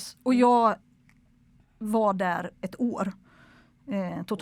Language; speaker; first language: Swedish; native; Swedish